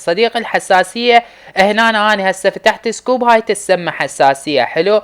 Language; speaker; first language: Arabic; native; Arabic